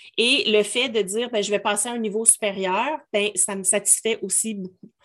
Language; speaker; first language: French; native; French